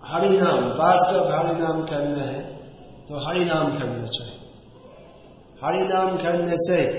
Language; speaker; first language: Hindi; non-native, fluent; English